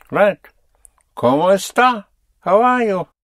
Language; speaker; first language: Spanish; non-native, fluent; English